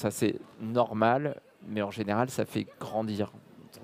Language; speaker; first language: French; native; French